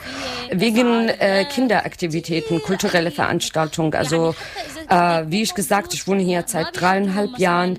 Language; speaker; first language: German; non-native, learner; Arabic